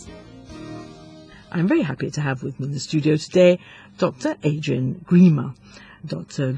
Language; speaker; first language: English; non-native, local second language; Maltese